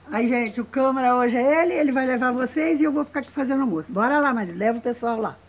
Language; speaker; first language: Portuguese; native; Portuguese